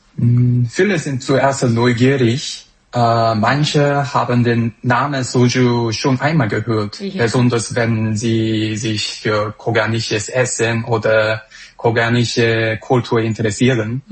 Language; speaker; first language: German; non-native, fluent; Korean